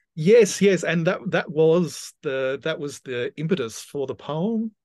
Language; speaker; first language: English; native; English